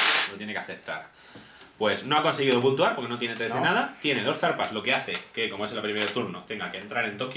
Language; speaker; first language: Spanish; native; Spanish